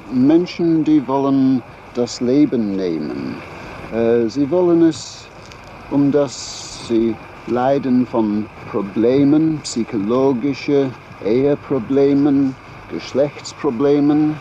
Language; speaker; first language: German; non-native, learner; English